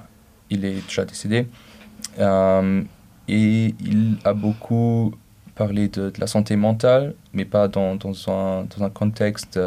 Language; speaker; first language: French; non-native, local second language; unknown